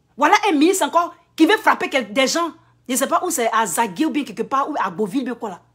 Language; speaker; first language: French; non-native, local second language; Akan